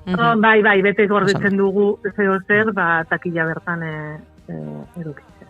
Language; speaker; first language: Basque; non-native, local second language; Spanish